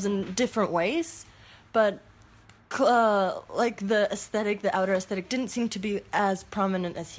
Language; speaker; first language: English; early bilingual, heritage; English